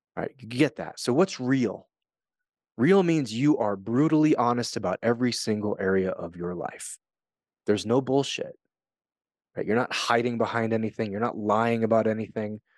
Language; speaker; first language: English; native; English